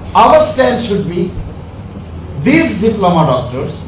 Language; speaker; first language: English; non-native, local second language; Bangla